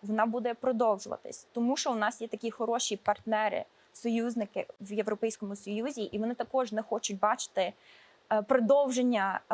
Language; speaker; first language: Ukrainian; early bilingual, heritage; Ukrainian